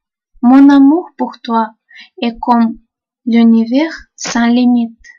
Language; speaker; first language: French; non-native, fluent; Russian